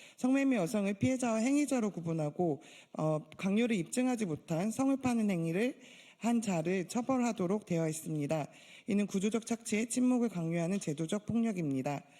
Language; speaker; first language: Korean; native; Korean